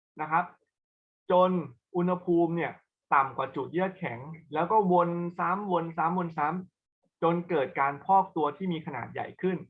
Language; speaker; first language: Thai; native; Thai